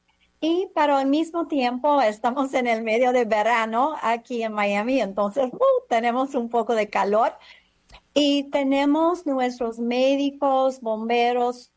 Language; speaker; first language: Spanish; non-native, fluent; English